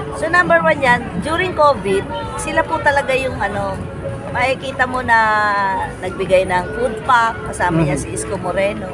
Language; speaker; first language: Filipino; native; Filipino